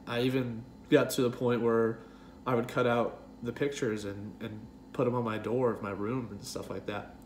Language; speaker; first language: English; native; English